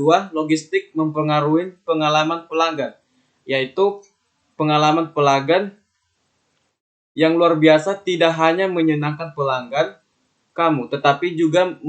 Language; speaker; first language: Indonesian; native; Indonesian